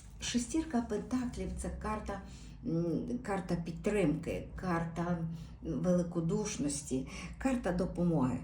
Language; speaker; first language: Ukrainian; native; Ukrainian